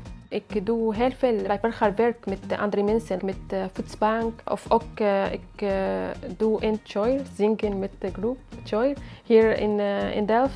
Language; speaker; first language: Dutch; non-native, learner; Arabic